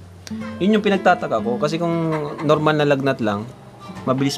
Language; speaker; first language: Filipino; native; Filipino